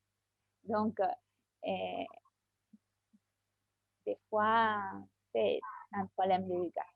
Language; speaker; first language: French; non-native, fluent; Spanish